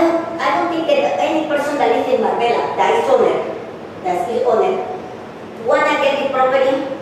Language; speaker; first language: English; non-native, learner; Spanish